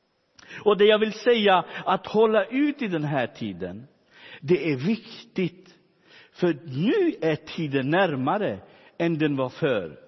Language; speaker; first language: Swedish; non-native, fluent; Romany